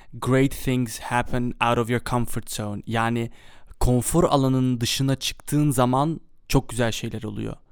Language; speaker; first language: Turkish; early bilingual, heritage; Turkish